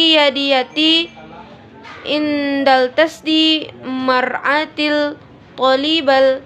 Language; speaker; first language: Arabic; non-native, learner; Indonesian